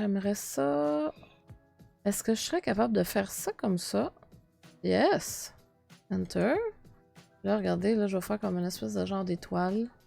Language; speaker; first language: French; native; French